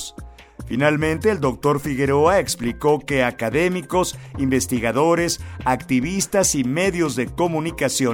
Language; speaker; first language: Spanish; native; Spanish